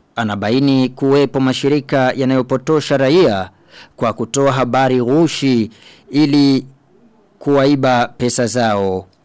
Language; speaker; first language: Swahili; non-native, local second language; Rundi